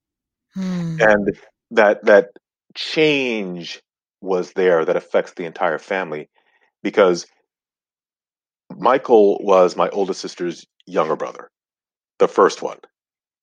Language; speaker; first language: English; non-native, local second language; Akan